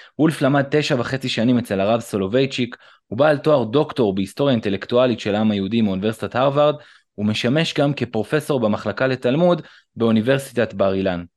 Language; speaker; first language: Hebrew; native; Hebrew